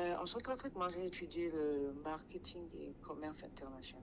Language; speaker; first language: French; non-native, local second language; Sango